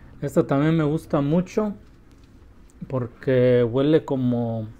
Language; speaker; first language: Spanish; early bilingual, heritage; Spanish